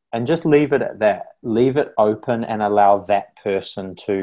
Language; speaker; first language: English; native; English